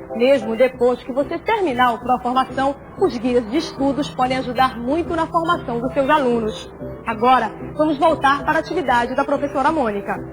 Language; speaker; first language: Portuguese; native; Portuguese